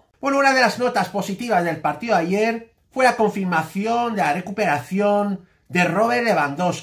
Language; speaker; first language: Spanish; native; Spanish